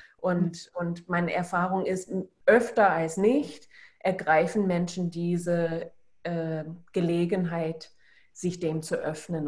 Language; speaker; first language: German; non-native, fluent; English